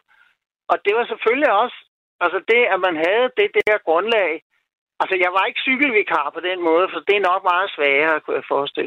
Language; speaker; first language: Danish; native; Danish